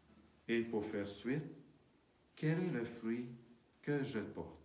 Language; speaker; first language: French; native; French